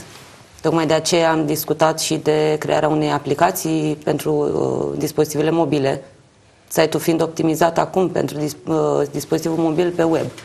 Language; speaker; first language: Romanian; native; Romanian